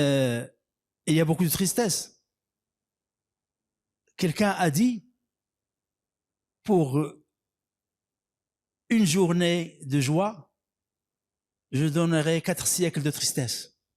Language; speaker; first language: French; non-native, local second language; Arabic